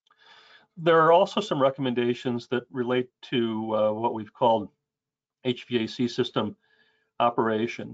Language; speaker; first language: English; native; English